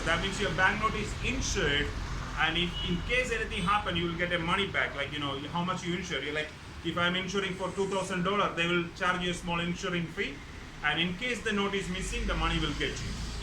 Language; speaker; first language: English; non-native, local second language; Malayalam